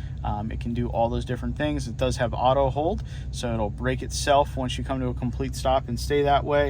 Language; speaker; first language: English; native; English